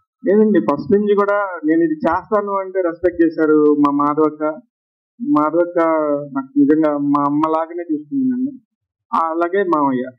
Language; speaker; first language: Telugu; native; Telugu